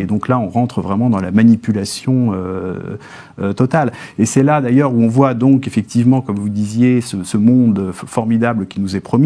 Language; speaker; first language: French; native; French